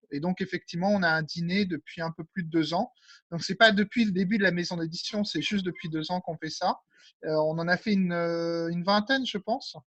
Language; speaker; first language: French; native; French